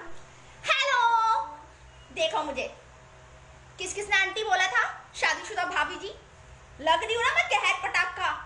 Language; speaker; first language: Hindi; native; Hindi